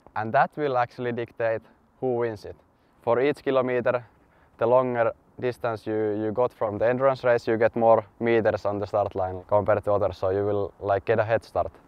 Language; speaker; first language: English; non-native, fluent; Finnish